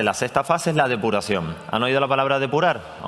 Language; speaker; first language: Spanish; native; Spanish